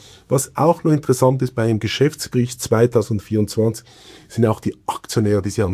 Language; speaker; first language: German; native; German